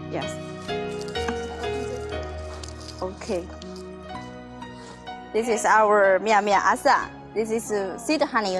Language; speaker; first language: English; non-native, learner; Chinese